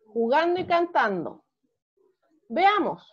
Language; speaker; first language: Spanish; native; Spanish